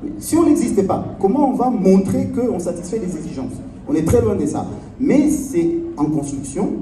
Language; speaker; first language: French; non-native, local second language; Lingala